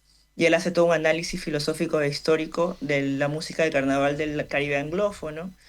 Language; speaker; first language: Spanish; native; Spanish